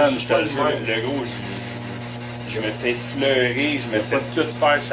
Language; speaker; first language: French; native; French